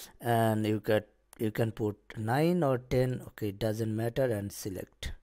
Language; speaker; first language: English; non-native, local second language; Bangla